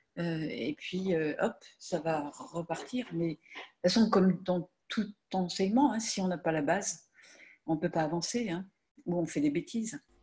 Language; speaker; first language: French; native; French